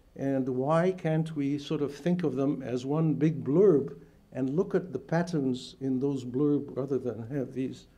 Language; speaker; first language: English; non-native, fluent; Arabic